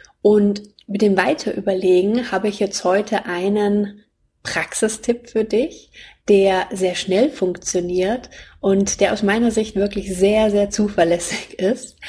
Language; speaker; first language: German; native; German